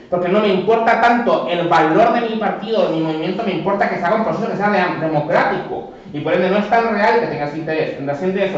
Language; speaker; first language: Spanish; native; Spanish